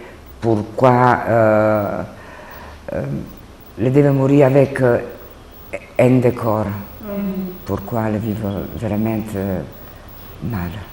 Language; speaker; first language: French; non-native, learner; Italian